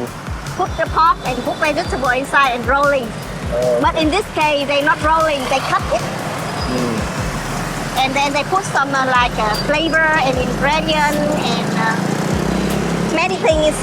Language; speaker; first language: English; non-native, learner; Vietnamese